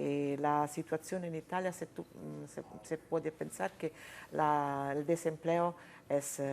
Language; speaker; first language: Spanish; non-native, fluent; Italian